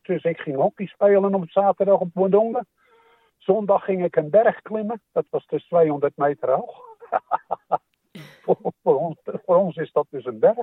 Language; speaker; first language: Dutch; native; Dutch